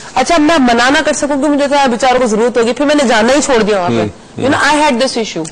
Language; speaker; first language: Urdu; native; Urdu